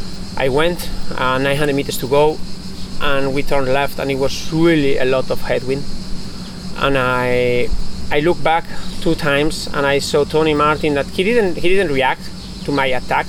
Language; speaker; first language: English; non-native, fluent; Spanish